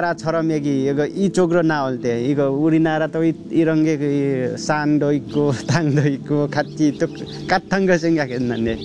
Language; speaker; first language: Korean; non-native, learner; Nepali